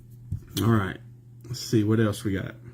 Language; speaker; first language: English; native; English